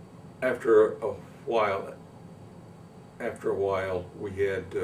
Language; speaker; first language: English; native; English